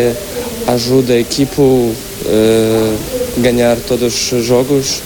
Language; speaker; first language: Portuguese; non-native, learner; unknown